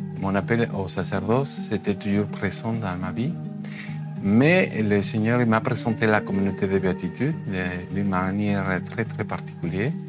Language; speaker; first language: French; non-native, fluent; Spanish